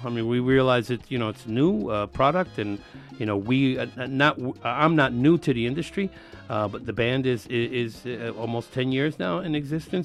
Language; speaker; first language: English; early bilingual, other home language; Spanish